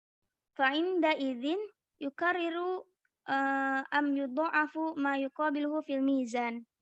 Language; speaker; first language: Arabic; non-native, learner; Indonesian